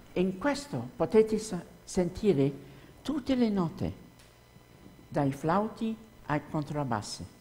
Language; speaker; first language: Italian; non-native, fluent; English